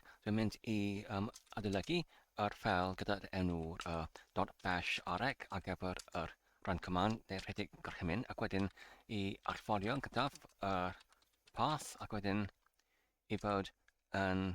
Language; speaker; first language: Welsh; non-native, fluent; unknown